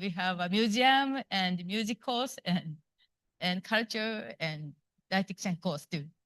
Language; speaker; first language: English; non-native, fluent; Japanese